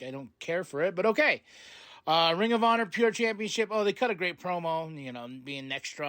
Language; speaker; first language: English; native; English